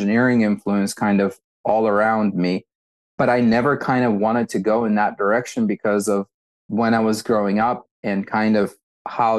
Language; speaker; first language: English; early bilingual, other home language; Russian